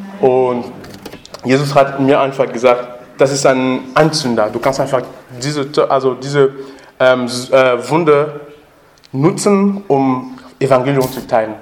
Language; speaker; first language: German; non-native, learner; French